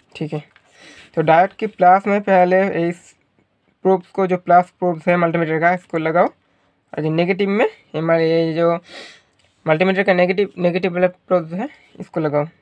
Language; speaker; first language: Hindi; non-native, local second language; Bangla